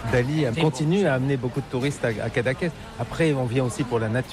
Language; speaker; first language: French; native; French